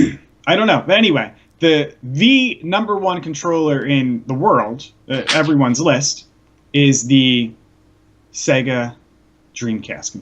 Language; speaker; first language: English; native; English